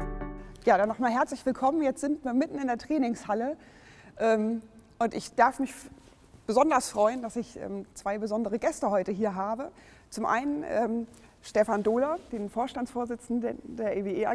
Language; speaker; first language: German; native; German